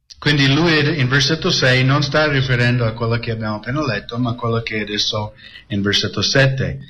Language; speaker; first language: Italian; non-native, fluent; English